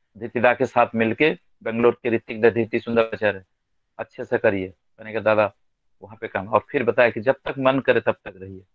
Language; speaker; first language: Hindi; non-native, local second language; Bangla